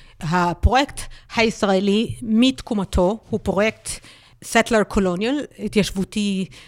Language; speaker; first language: Hebrew; non-native, local second language; Arabic